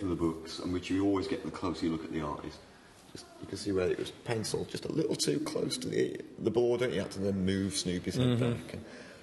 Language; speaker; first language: English; native; English